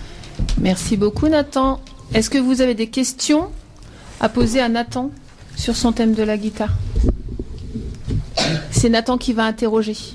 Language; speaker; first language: French; native; French